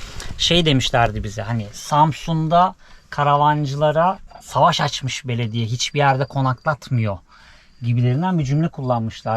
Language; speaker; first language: Turkish; native; Turkish